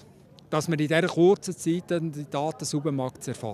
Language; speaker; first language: German; native; German